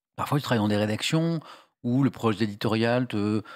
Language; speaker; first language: French; native; French